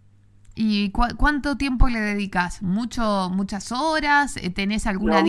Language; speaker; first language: Spanish; native; Spanish